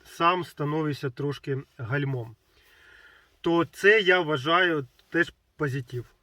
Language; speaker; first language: Ukrainian; non-native, local second language; Russian